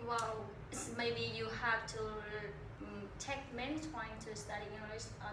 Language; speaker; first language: English; non-native, learner; Vietnamese